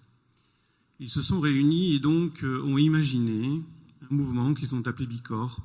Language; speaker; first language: French; native; French